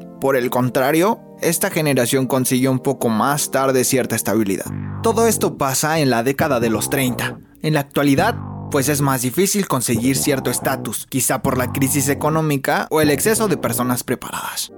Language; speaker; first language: Spanish; native; Spanish